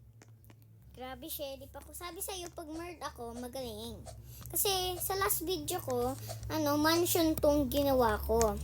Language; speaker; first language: Filipino; early bilingual, heritage; Filipino